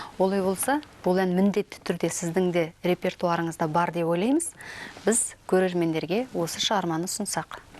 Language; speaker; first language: Kazakh; native; Kazakh